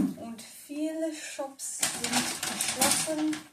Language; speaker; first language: German; non-native, learner; English